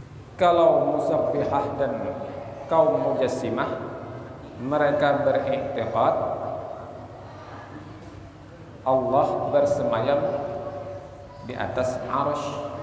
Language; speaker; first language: Indonesian; non-native, local second language; Banjar